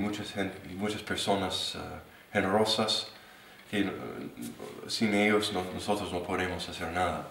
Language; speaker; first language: Spanish; non-native, fluent; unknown